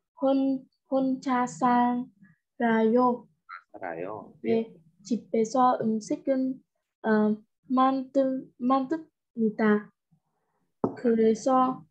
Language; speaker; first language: Korean; non-native, learner; Vietnamese